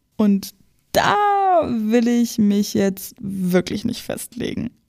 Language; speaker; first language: German; native; German